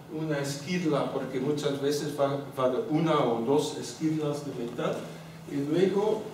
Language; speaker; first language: Spanish; non-native, fluent; Dutch